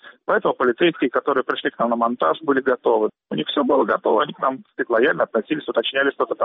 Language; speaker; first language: Russian; native; Russian